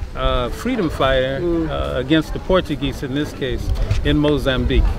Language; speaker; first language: English; native; English